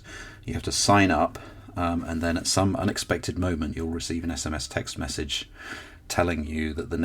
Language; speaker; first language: English; native; English